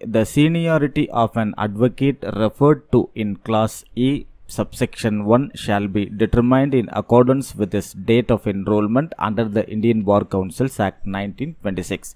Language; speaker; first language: English; non-native, local second language; Tamil